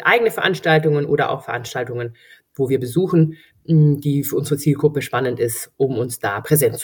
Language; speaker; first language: German; native; German